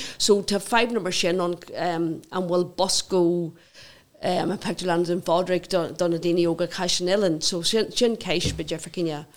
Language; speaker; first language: Irish; non-native, local second language; English